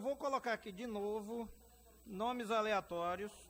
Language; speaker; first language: Portuguese; native; Portuguese